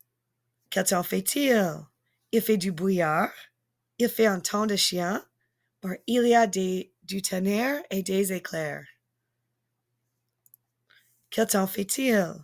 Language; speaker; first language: French; non-native, fluent; English